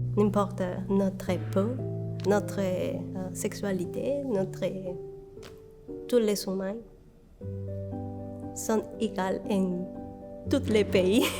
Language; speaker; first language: French; non-native, learner; Spanish